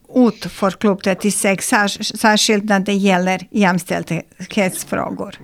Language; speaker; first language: Swedish; non-native, fluent; Serbian